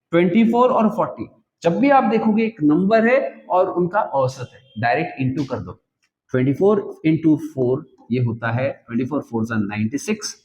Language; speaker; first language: Hindi; non-native, local second language; Kannada